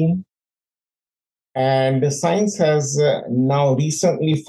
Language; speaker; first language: English; non-native, local second language; Hindi